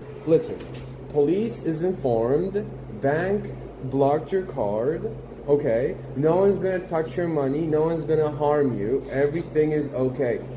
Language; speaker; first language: English; non-native, fluent; Polish